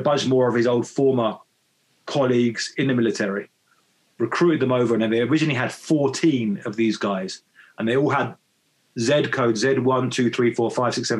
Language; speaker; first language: English; native; English